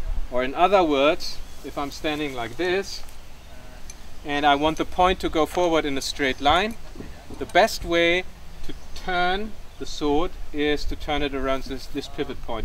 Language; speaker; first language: English; non-native, fluent; German